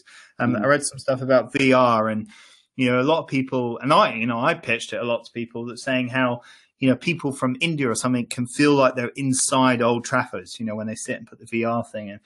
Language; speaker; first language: English; native; English